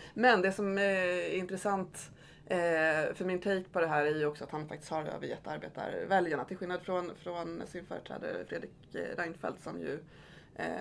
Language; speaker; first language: Swedish; native; Swedish